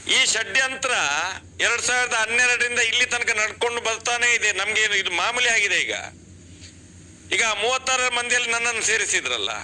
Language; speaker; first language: Kannada; non-native, local second language; Tulu